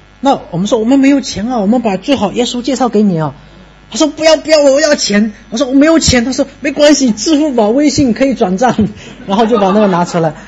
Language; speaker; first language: Chinese; native; Chinese